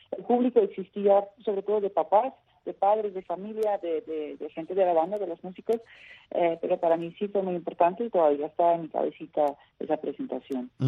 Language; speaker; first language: Spanish; non-native, fluent; Dutch